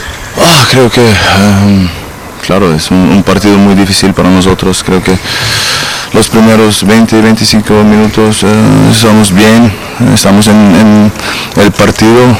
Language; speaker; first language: Spanish; non-native, learner; German